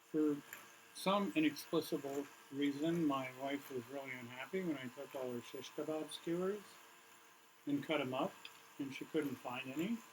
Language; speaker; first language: English; native; English